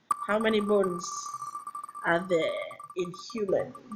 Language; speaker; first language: English; non-native, local second language; Malay